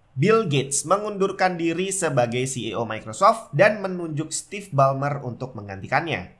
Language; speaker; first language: Indonesian; native; Indonesian